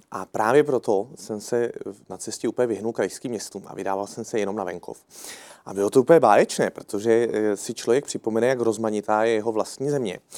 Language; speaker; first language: Czech; native; Czech